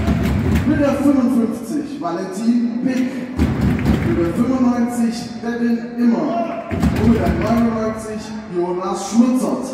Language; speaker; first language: German; native; German